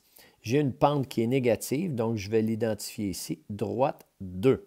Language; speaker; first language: French; native; French